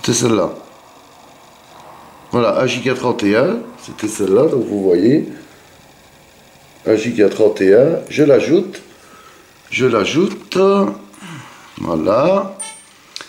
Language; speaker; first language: French; native; French